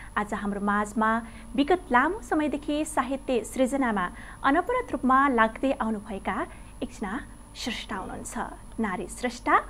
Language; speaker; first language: Nepali; native; Nepali